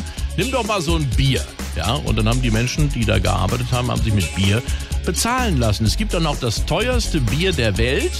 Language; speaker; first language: German; native; German